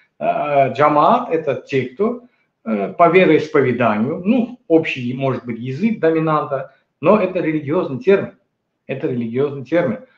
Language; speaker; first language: Russian; non-native, local second language; Azerbaijani